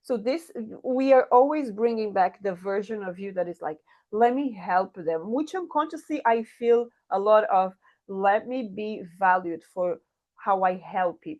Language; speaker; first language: English; non-native, fluent; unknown